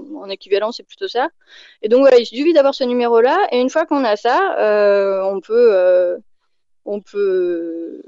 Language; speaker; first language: French; native; French